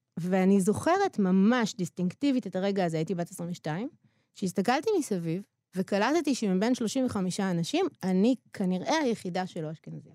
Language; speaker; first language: Hebrew; native; Hebrew